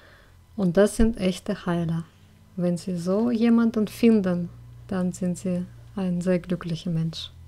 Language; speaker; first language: German; non-native, fluent; Russian